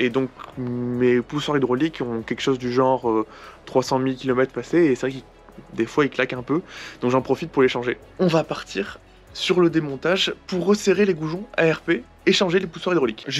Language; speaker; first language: French; native; French